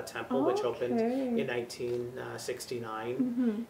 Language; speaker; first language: English; native; English